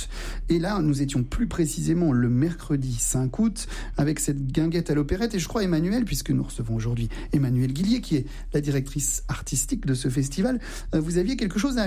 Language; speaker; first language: French; native; French